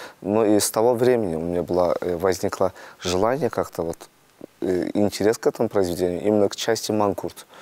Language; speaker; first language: Russian; non-native, local second language; Azerbaijani